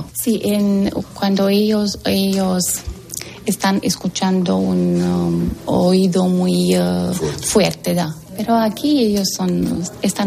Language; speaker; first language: Spanish; non-native, learner; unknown